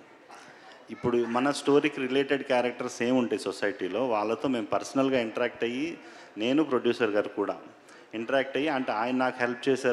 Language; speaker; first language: Telugu; native; Telugu